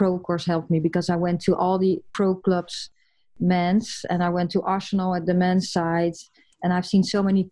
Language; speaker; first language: English; non-native, fluent; Dutch